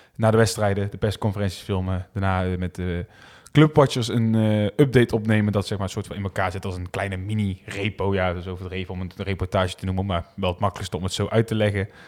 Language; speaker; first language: Dutch; native; Dutch